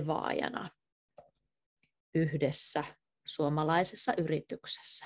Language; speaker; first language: Finnish; native; Finnish